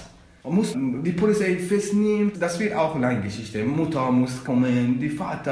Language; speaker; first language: German; non-native, learner; Persian